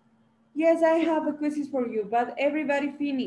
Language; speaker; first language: English; non-native, learner; Spanish